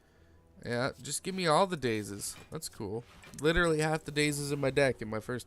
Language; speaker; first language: English; native; English